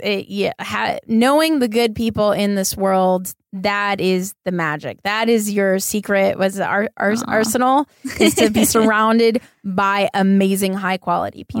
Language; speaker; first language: English; native; English